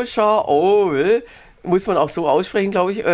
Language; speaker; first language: German; native; German